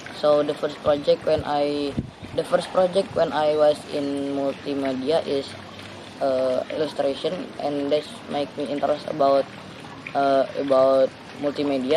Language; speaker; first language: English; non-native, learner; Indonesian